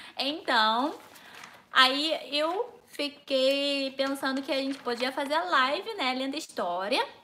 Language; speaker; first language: Portuguese; non-native, fluent; Chinese